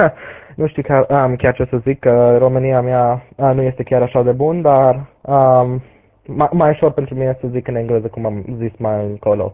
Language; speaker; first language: Romanian; early bilingual, heritage; English